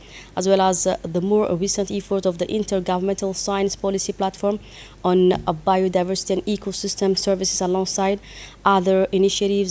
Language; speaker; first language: English; non-native, fluent; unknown